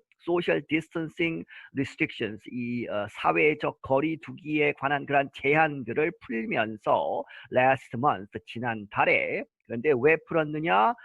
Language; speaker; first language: Korean; native; Korean